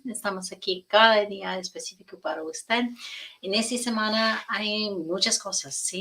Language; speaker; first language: Spanish; non-native, learner; English